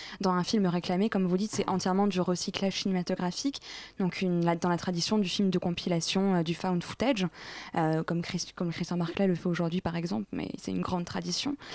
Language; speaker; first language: French; native; French